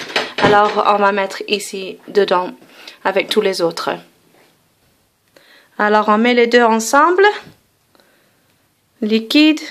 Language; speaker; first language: French; non-native, fluent; English